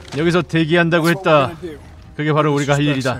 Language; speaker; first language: Korean; native; Korean